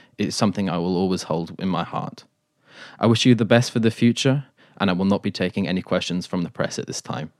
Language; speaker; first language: English; native; English